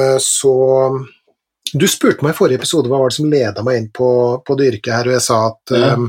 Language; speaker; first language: Norwegian; native; Norwegian